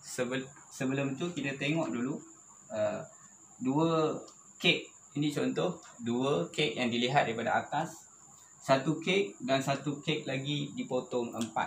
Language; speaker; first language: Malay; native; Malay